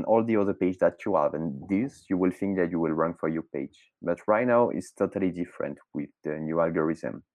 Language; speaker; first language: English; non-native, fluent; French